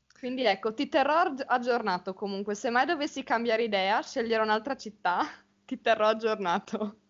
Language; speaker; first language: Italian; native; Italian